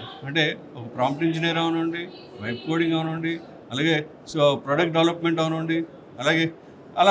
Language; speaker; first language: Telugu; native; Telugu